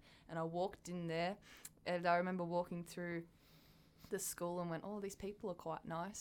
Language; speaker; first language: English; native; English